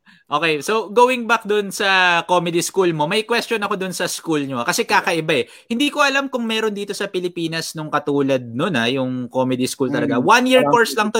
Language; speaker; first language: Filipino; native; Filipino